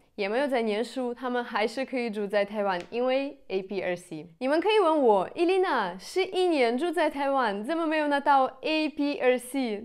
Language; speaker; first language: Chinese; non-native, fluent; Russian